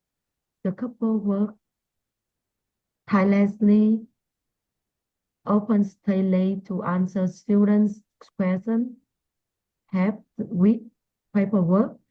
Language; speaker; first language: English; non-native, learner; Vietnamese